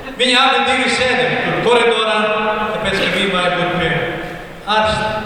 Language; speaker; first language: Latvian; non-native, learner; Portuguese